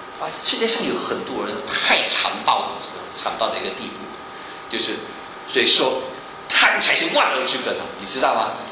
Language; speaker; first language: Chinese; native; Chinese